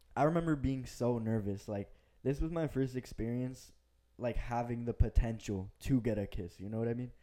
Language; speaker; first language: English; early bilingual, other home language; Spanish